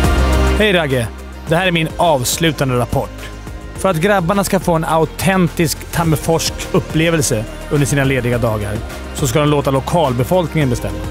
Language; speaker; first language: Swedish; native; Swedish